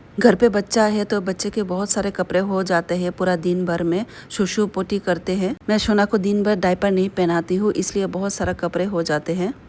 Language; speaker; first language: Hindi; non-native, local second language; Bangla